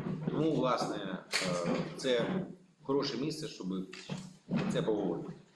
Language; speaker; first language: Ukrainian; native; Ukrainian